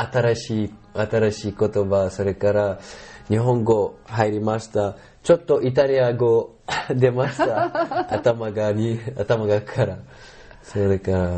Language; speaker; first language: Japanese; non-native, learner; Arabic